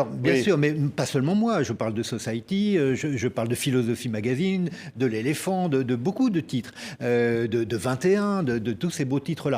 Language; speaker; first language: French; native; French